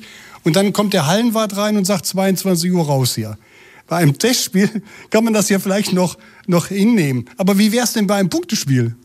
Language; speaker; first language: German; native; German